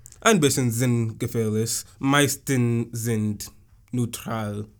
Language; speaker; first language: German; non-native, learner; English